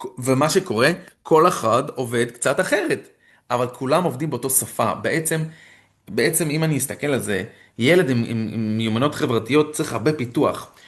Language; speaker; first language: Hebrew; non-native, fluent; English